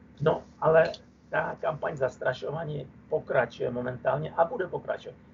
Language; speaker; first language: Czech; non-native, fluent; Russian